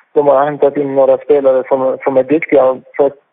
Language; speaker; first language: Swedish; non-native, fluent; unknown